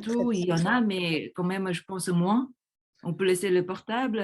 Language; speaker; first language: French; early bilingual, other home language; Korean